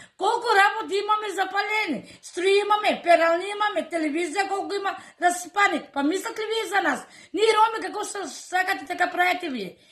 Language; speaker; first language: Macedonian; non-native, local second language; Romany